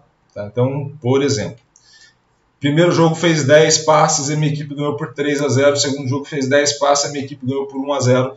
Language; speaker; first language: Portuguese; native; Portuguese